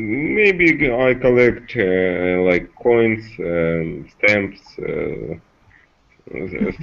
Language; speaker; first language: English; non-native, learner; Russian